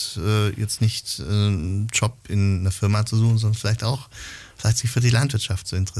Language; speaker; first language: German; native; German